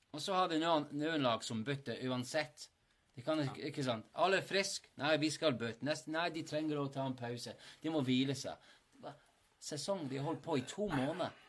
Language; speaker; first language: Norwegian; non-native, fluent; English